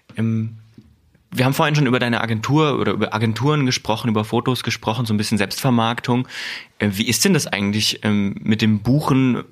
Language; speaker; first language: German; native; German